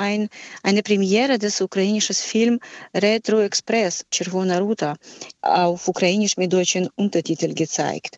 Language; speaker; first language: German; non-native, fluent; Ukrainian